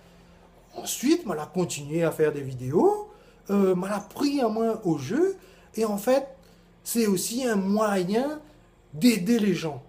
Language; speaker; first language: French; non-native, local second language; Réunion Creole French